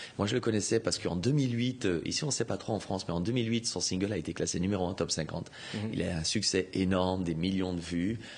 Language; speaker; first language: French; native; French